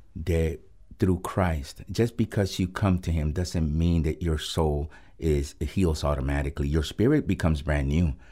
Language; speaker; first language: English; early bilingual, other home language; Spanish